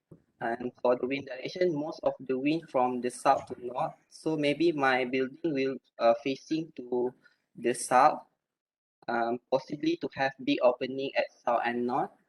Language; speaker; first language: English; non-native, local second language; Malay